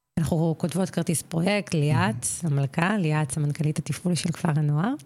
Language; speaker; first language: Hebrew; native; Hebrew